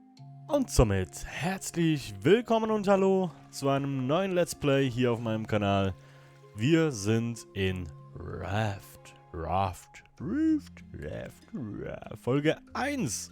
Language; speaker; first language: German; native; German